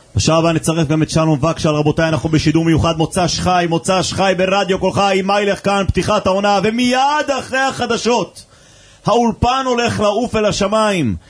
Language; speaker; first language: Hebrew; native; Hebrew